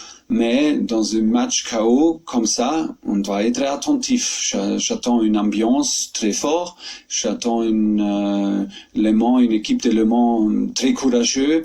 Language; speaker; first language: French; non-native, fluent; German